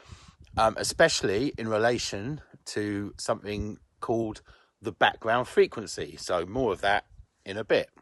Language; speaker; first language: English; native; English